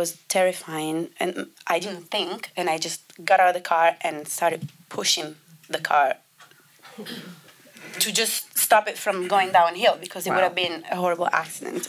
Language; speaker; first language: English; non-native, fluent; Italian